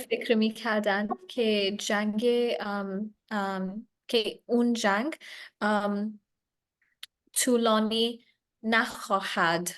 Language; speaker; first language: Persian; non-native, learner; English